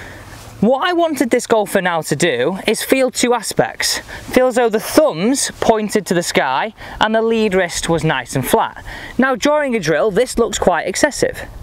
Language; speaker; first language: English; native; English